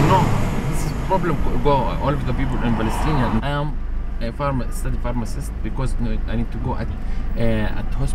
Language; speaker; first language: English; non-native, learner; Arabic